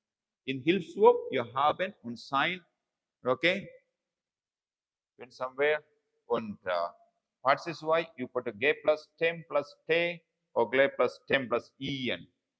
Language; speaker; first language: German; non-native, fluent; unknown